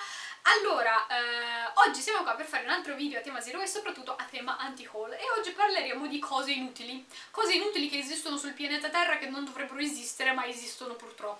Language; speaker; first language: Italian; native; Italian